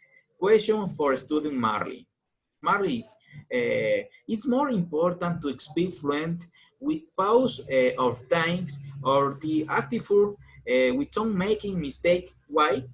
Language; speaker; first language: English; non-native, learner; Spanish